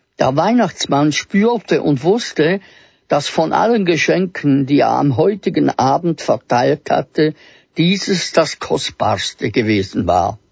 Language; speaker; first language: German; native; German